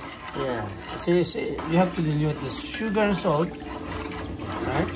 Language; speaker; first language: English; non-native, local second language; Filipino